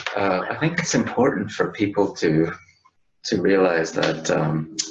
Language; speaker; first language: English; native; English